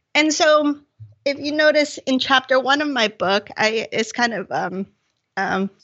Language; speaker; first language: English; non-native, local second language; Cantonese